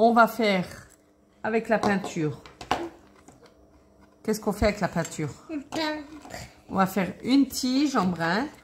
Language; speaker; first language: French; native; French